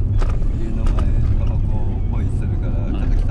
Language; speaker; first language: Japanese; non-native, learner; Vietnamese